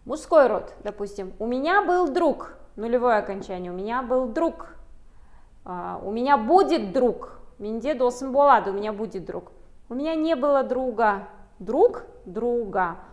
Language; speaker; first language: Russian; non-native, local second language; Kazakh